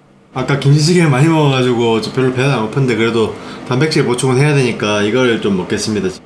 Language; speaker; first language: Korean; native; Korean